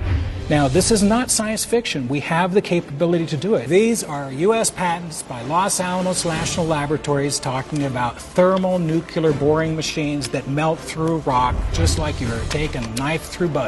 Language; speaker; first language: English; native; English